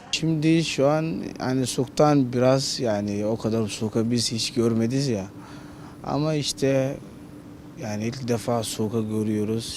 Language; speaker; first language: Turkish; non-native, learner; Somali